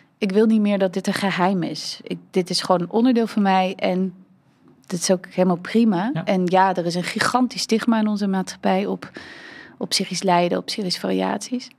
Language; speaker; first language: Dutch; early bilingual, heritage; Dutch